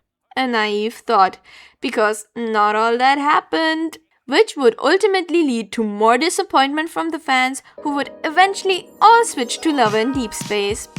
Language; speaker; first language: English; native; English